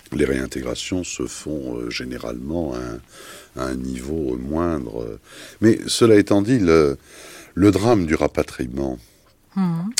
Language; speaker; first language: French; native; French